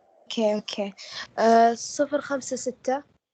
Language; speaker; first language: English; non-native, learner; Arabic